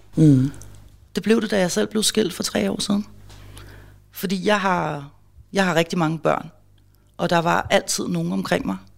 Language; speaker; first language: Danish; native; Danish